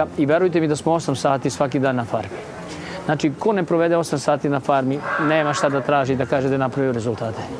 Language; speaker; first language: Serbian; native; Serbian